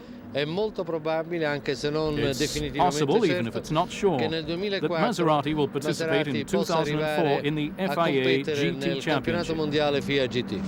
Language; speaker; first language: Italian; native; Italian